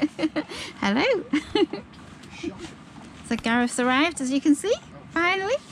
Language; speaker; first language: English; native; English